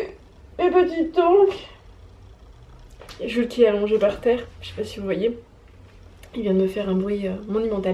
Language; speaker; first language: French; native; French